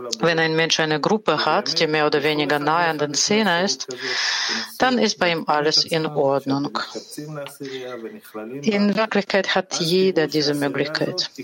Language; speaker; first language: German; non-native, fluent; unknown